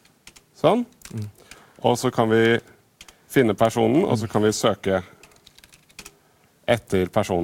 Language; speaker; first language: Norwegian; native; Norwegian